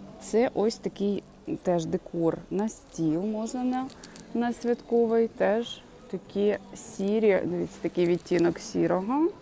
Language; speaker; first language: Ukrainian; native; Ukrainian